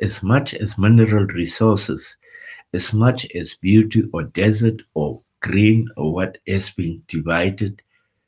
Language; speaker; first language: English; non-native, local second language; Afrikaans